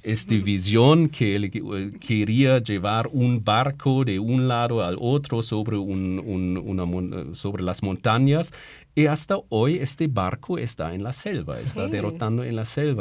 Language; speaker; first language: Spanish; non-native, fluent; German